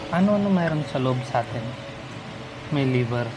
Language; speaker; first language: Filipino; non-native, learner; Hindi